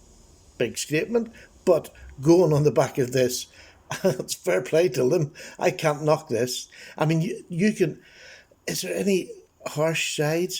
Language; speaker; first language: English; native; English